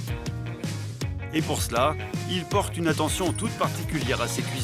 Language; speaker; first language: French; native; French